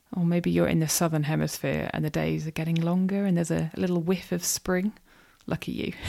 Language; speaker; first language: English; native; English